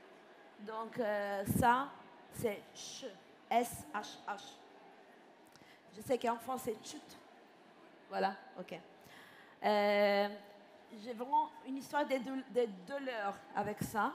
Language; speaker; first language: French; non-native, fluent; Italian